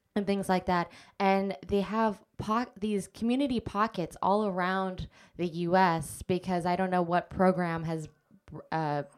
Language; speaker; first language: English; native; English